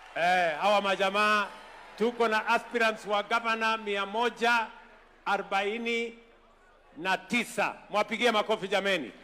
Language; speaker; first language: Swahili; non-native, local second language; Kalenjin